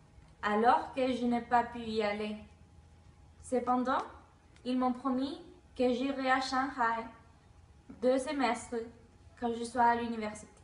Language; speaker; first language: French; non-native, learner; Spanish